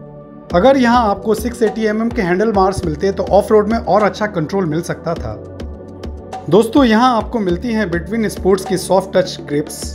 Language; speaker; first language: Hindi; native; Hindi